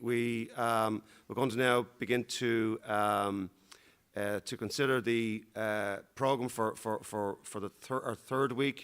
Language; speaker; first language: English; native; English